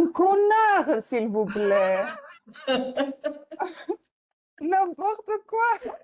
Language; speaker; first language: French; non-native, fluent; Greek